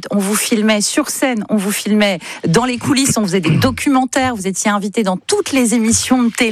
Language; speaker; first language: French; native; French